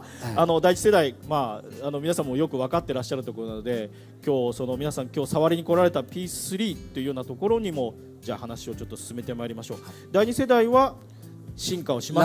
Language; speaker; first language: Japanese; native; Japanese